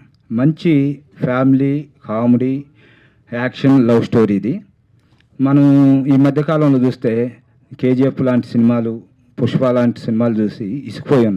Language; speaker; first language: Telugu; native; Telugu